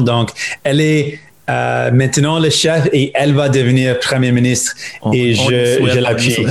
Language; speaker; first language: French; non-native, local second language; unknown